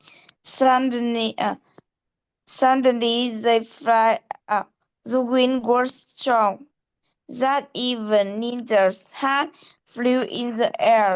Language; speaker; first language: English; non-native, learner; Vietnamese